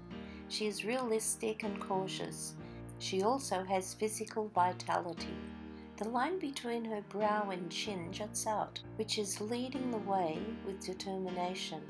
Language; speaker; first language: English; native; English